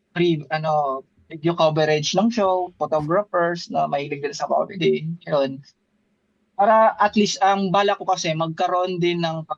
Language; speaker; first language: Filipino; non-native, local second language; Bikol